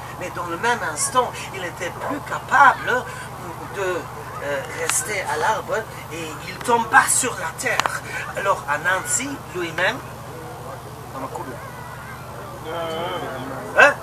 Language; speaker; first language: French; non-native, local second language; Luxembourgish